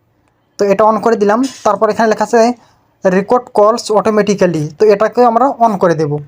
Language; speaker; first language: Bangla; native; Bangla